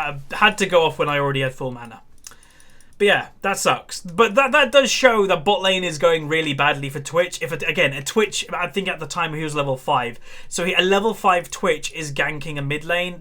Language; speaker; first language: English; native; English